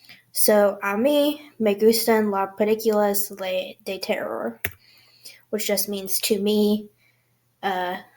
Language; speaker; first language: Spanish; non-native, learner; English